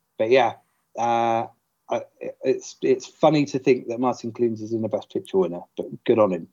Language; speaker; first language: English; native; English